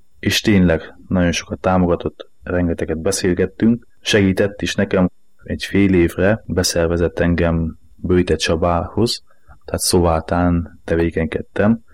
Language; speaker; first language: Hungarian; native; Hungarian